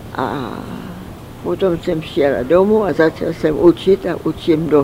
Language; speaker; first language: Czech; early bilingual, heritage; Czech